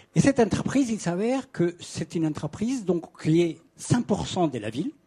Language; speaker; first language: French; non-native, fluent; Spanish